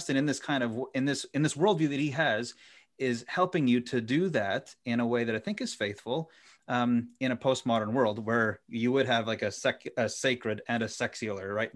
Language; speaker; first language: English; native; English